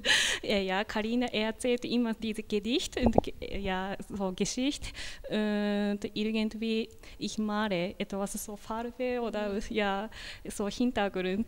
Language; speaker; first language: German; non-native, learner; Japanese